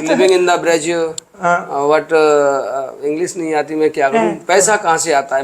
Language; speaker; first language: Hindi; native; Hindi